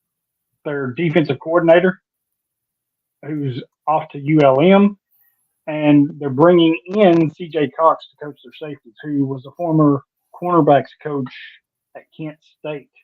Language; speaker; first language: English; native; English